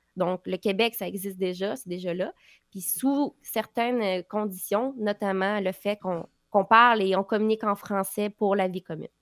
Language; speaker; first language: French; native; French